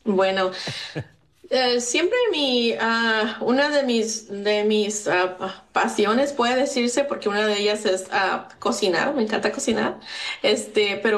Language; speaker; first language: Spanish; native; Spanish